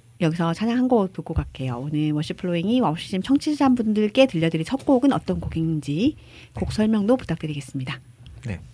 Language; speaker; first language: Korean; non-native, learner; Chinese